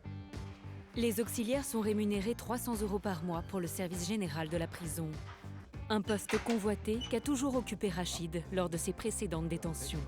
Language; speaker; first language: French; native; French